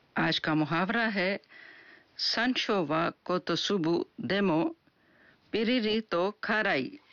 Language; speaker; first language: Urdu; native; Urdu